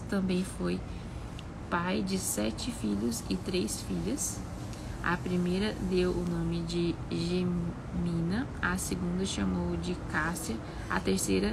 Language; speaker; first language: Portuguese; native; Portuguese